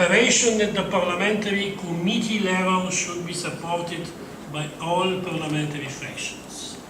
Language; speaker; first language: English; non-native, fluent; Bulgarian